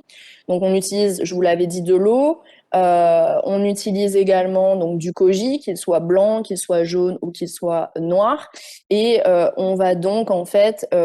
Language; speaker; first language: French; native; French